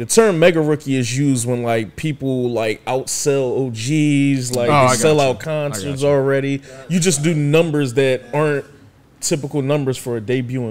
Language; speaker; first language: English; native; English